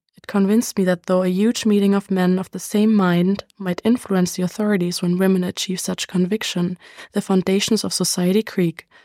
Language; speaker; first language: English; non-native, fluent; German